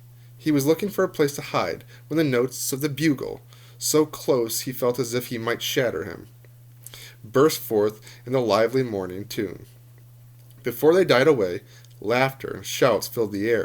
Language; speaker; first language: English; native; English